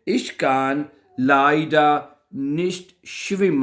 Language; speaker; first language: German; non-native, learner; Urdu